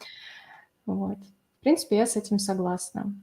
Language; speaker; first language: Russian; native; Russian